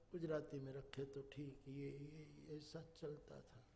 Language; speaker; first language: Hindi; non-native, local second language; Gujarati